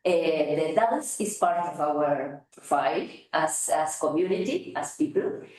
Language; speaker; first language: English; non-native, fluent; Spanish